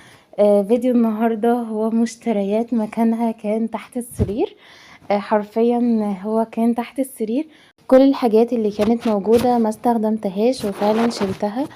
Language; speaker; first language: Arabic; native; Arabic